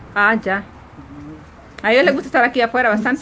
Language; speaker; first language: Spanish; native; Spanish